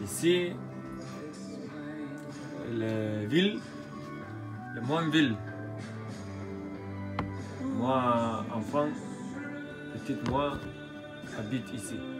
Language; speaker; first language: French; non-native, learner; Lithuanian